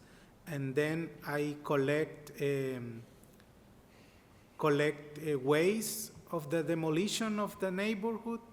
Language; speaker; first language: English; non-native, learner; Spanish